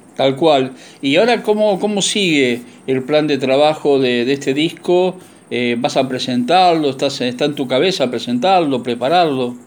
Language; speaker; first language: Spanish; native; Spanish